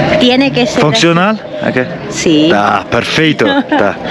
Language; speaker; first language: Spanish; non-native, learner; Turkish